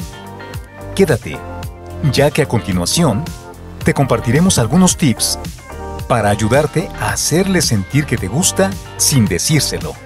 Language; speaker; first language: Spanish; native; Spanish